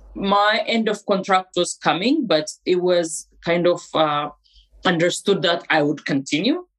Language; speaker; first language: English; non-native, fluent; Amharic